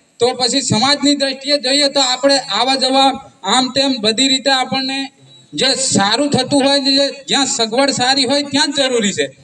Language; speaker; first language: Gujarati; non-native, local second language; Rathawi